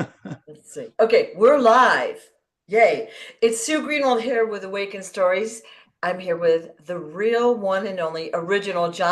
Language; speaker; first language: English; native; English